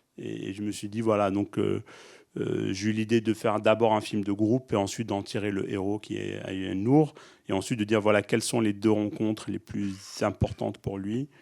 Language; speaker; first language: French; early bilingual, other home language; Arabic